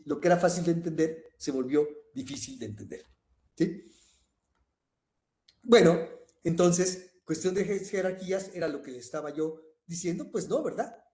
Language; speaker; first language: Spanish; native; Spanish